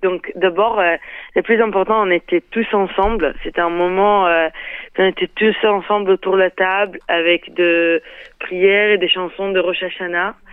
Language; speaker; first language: French; non-native, fluent; Hebrew